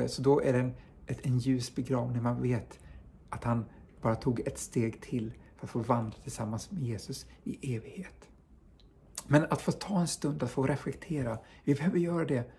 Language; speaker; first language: Swedish; native; Swedish